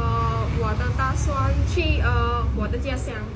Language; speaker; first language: Chinese; non-native, learner; Khmer